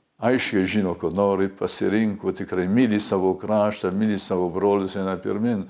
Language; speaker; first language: Lithuanian; early bilingual, heritage; Lithuanian